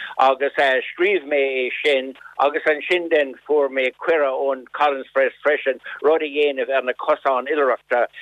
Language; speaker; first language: Irish; non-native, local second language; English